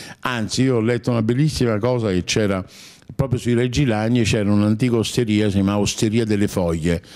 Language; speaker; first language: Italian; native; Italian